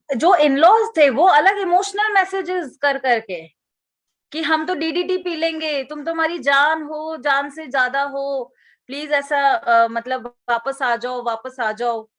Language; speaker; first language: Hindi; native; Hindi